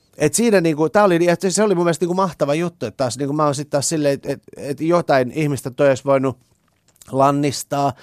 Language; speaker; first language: Finnish; early bilingual, other home language; Persian